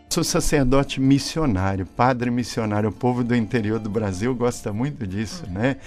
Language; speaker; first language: Portuguese; native; Portuguese